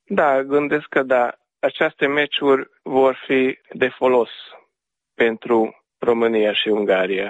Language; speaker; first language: Romanian; early bilingual, heritage; Romanian